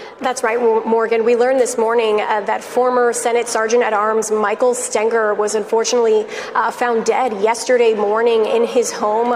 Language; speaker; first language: English; native; English